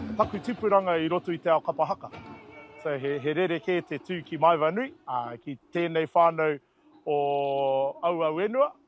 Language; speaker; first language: Māori; non-native, local second language; English